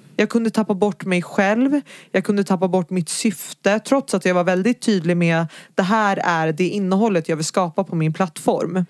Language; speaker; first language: Swedish; early bilingual, other home language; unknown